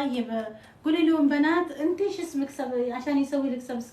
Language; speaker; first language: Arabic; non-native, fluent; Amharic